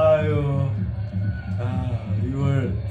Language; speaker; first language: Korean; native; Korean